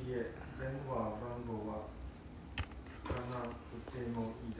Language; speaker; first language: Japanese; non-native, learner; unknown